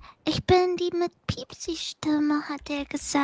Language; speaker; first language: German; native; German